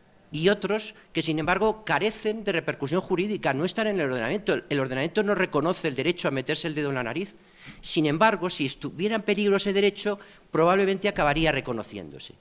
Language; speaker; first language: Spanish; native; Spanish